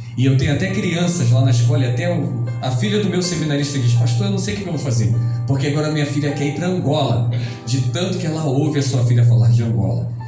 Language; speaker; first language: Portuguese; native; Portuguese